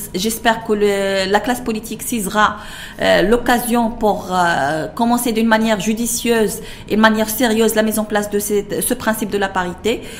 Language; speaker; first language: French; non-native, local second language; Arabic